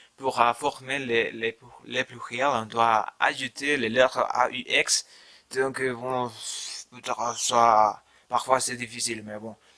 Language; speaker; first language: French; non-native, learner; Spanish